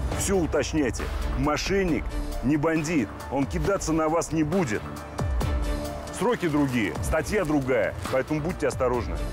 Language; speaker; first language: Russian; native; Russian